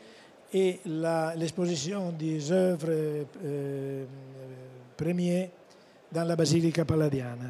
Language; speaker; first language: French; non-native, fluent; Italian